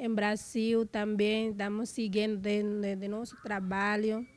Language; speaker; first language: Portuguese; non-native, learner; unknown